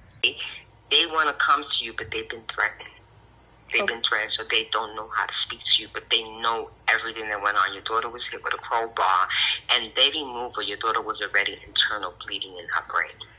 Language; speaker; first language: English; early bilingual, other home language; Spanish